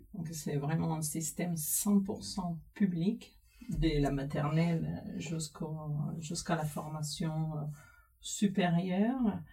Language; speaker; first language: French; non-native, fluent; Spanish